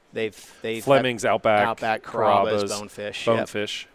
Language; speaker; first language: English; native; English